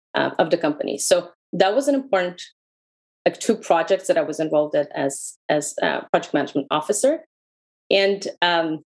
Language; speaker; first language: English; non-native, fluent; Hebrew